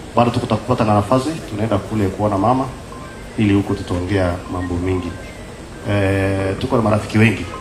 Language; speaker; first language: Swahili; non-native, local second language; Kalenjin